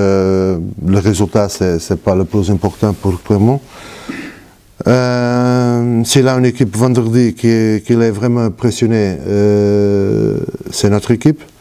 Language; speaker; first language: French; non-native, fluent; Portuguese